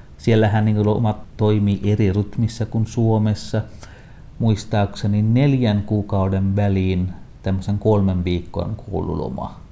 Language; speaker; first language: Finnish; non-native, fluent; Tamil